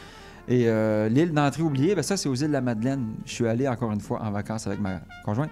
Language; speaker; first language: French; native; French